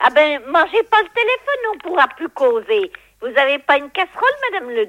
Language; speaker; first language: French; native; French